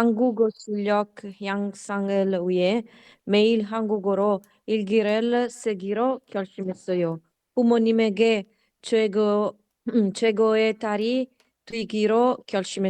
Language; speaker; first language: Korean; non-native, learner; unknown